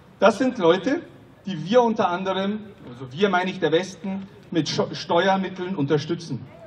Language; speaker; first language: German; non-native, fluent; Czech